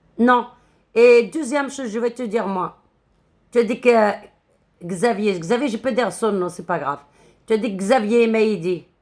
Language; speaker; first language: French; non-native, local second language; Arabic